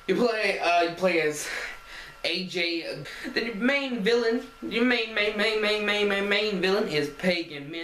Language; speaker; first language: English; native; English